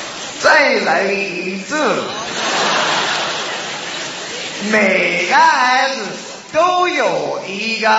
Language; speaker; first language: Chinese; non-native, learner; Japanese